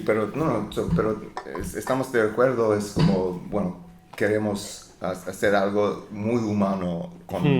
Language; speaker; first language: Spanish; non-native, learner; English